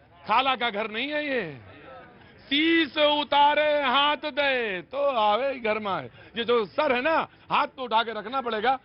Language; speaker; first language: Hindi; native; Hindi